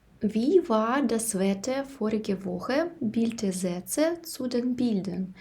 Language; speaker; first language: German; non-native, fluent; Ukrainian